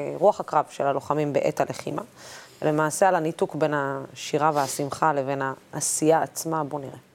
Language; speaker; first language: Hebrew; non-native, local second language; Arabic